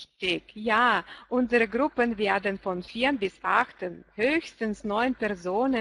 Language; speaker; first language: German; non-native, fluent; French